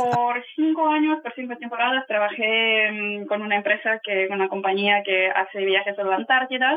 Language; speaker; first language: Spanish; non-native, fluent; Russian